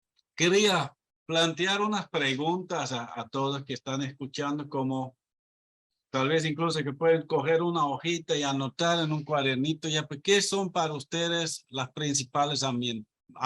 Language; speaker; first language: Spanish; non-native, fluent; Dutch